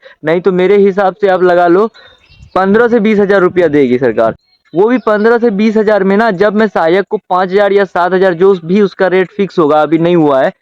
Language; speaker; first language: Hindi; native; Hindi